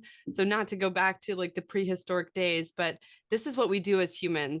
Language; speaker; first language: English; native; English